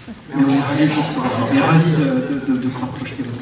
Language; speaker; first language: French; native; French